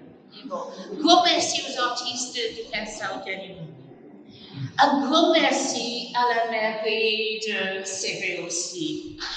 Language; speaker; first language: French; non-native, fluent; English